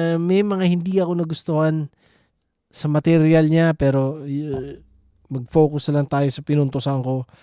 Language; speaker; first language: Filipino; native; Filipino